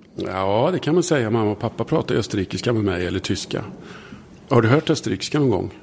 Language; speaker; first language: Swedish; early bilingual, other home language; German